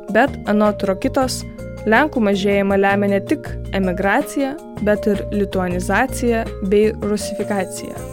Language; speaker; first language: Lithuanian; non-native, local second language; Polish